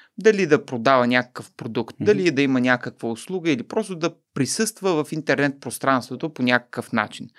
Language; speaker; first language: Bulgarian; native; Bulgarian